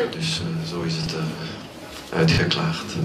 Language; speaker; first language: Dutch; non-native, local second language; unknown